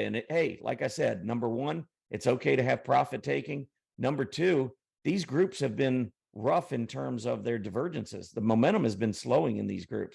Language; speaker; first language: English; native; English